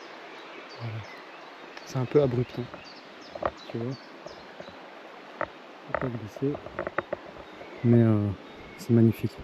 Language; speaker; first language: French; native; French